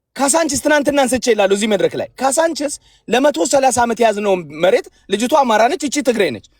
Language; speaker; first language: Amharic; native; Amharic